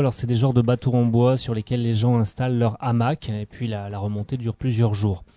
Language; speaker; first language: French; native; French